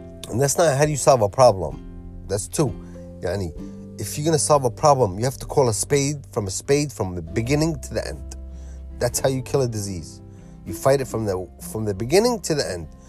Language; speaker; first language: English; early bilingual, other home language; Arabic